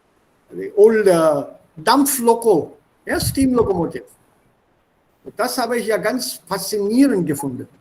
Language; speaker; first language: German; non-native, fluent; Hindi